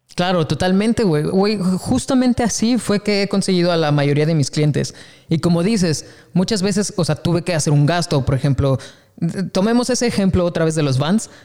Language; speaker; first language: Spanish; native; Spanish